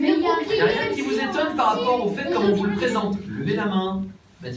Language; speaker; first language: French; native; French